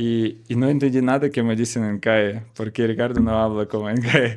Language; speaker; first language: Spanish; non-native, learner; Russian